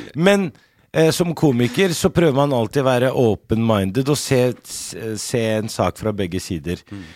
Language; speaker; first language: Norwegian; early bilingual, other home language; Arabic